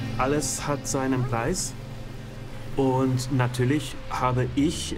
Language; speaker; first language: German; non-native, fluent; Hungarian